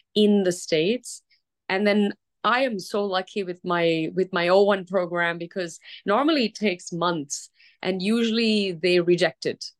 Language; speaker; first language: English; early bilingual, other home language; Arabic